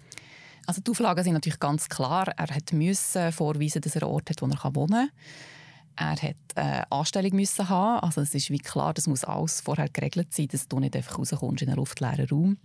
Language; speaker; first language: German; native; German